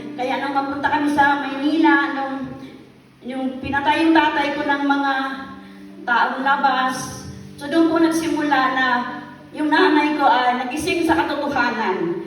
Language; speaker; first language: Filipino; non-native, local second language; Cebuano